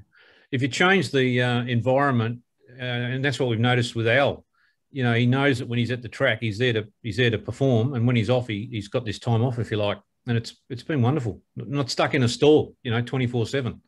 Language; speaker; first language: English; native; English